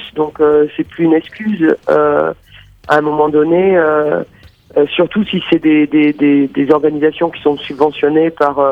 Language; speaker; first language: French; native; French